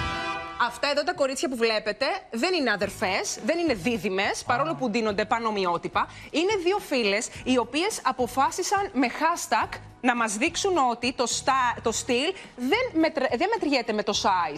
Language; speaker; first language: Greek; native; Greek